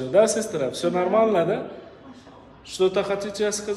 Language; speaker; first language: Russian; non-native, learner; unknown